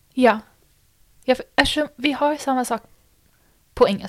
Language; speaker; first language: Swedish; non-native, fluent; English